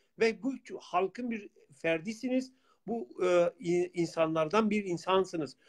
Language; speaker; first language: Turkish; non-native, local second language; Kurdish